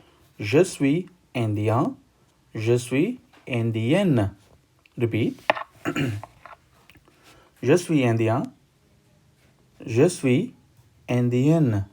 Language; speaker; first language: French; non-native, learner; Hindi